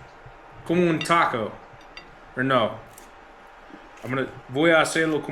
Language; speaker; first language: Spanish; non-native, learner; English